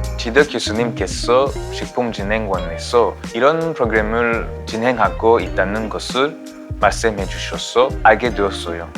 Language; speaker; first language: Korean; non-native, fluent; Rundi